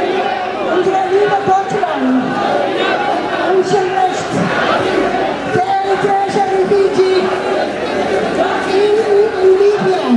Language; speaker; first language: German; non-native, learner; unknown